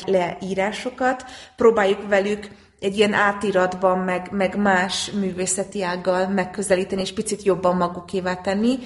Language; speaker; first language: Hungarian; native; Hungarian